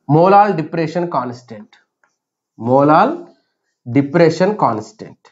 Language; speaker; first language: English; non-native, local second language; Telugu